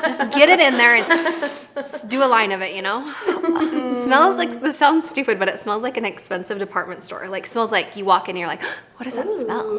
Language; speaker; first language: English; native; English